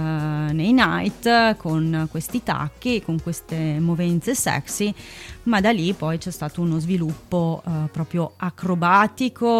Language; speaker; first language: Italian; native; Italian